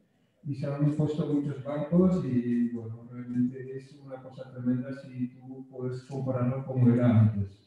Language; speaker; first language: Spanish; non-native, fluent; Dutch